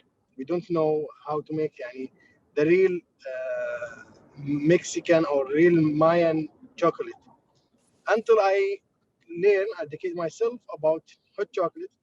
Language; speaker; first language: English; non-native, learner; Arabic